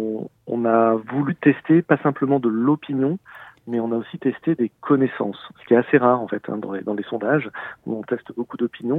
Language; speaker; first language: French; native; French